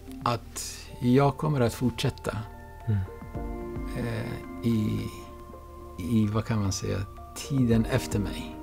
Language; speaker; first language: Swedish; non-native, fluent; Baluchi